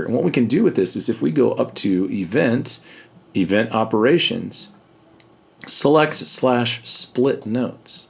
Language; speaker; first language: English; native; English